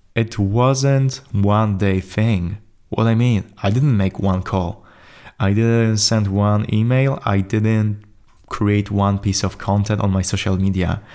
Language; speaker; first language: English; non-native, fluent; Polish